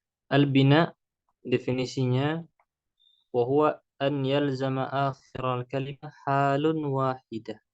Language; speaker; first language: Arabic; non-native, fluent; Indonesian